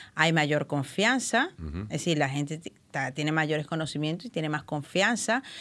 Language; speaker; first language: Spanish; native; Spanish